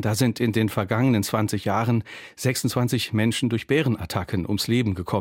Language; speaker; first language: German; native; German